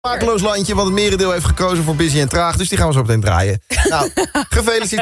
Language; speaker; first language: Dutch; native; Dutch